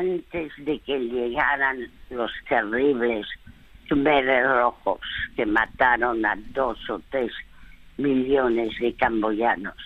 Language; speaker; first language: Spanish; early bilingual, other home language; French